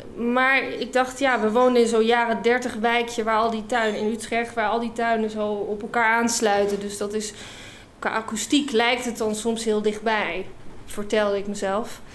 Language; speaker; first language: Dutch; non-native, fluent; English